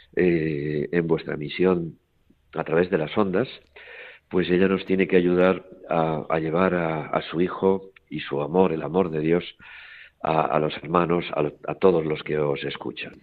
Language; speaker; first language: Spanish; native; Spanish